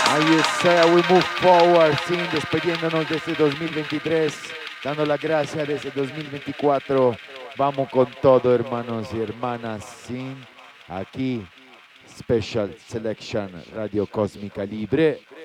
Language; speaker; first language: Spanish; native; Spanish